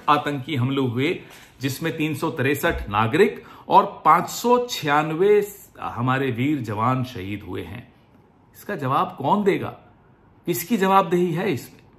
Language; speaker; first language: Hindi; native; Hindi